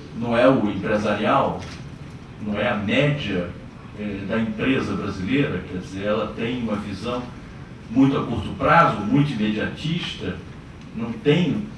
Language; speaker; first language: Portuguese; native; Portuguese